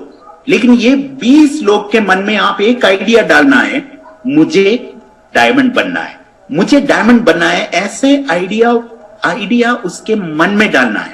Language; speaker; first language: Hindi; non-native, fluent; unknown